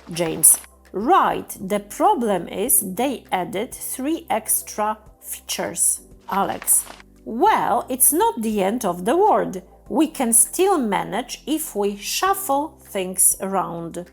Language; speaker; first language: English; non-native, fluent; Polish